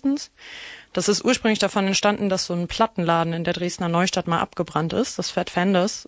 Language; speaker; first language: German; native; German